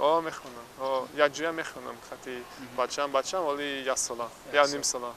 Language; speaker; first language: Persian; non-native, learner; English